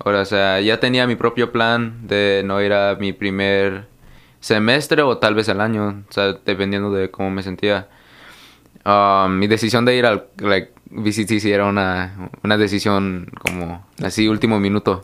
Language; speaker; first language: Spanish; early bilingual, heritage; Spanish